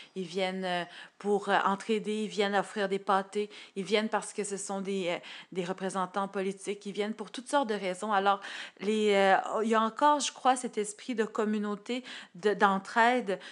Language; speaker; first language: French; native; French